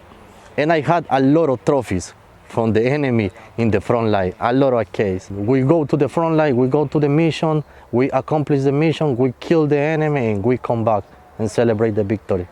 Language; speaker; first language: English; non-native, fluent; Spanish